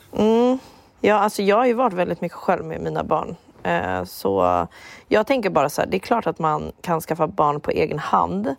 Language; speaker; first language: Swedish; native; Swedish